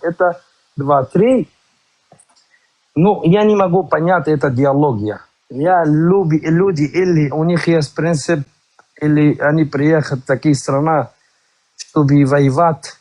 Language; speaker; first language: Russian; non-native, learner; Kurdish